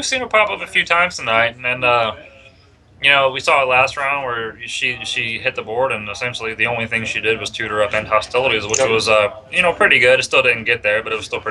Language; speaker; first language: English; native; English